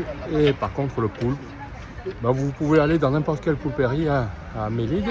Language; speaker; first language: French; native; French